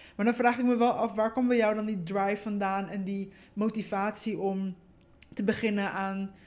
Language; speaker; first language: Dutch; early bilingual, other home language; Spanish